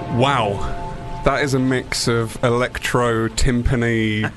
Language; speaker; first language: English; native; English